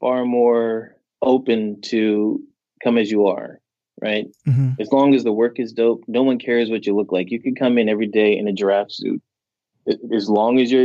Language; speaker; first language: English; native; English